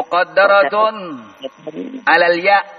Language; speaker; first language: Arabic; non-native, fluent; Indonesian